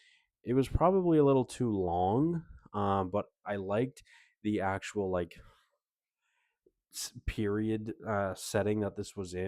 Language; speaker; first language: English; native; English